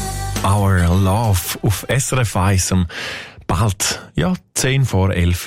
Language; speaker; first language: German; native; German